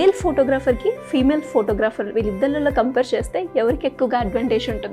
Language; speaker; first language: Telugu; native; Telugu